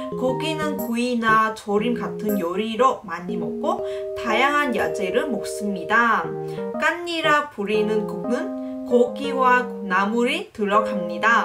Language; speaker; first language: Korean; non-native, local second language; Vietnamese